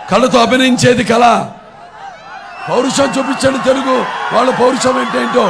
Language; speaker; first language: Telugu; native; Telugu